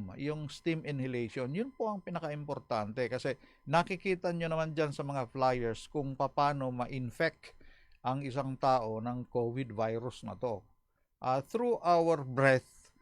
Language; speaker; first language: Filipino; non-native, local second language; Bikol